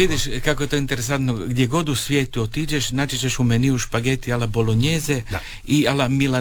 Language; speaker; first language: Serbian; native; Serbian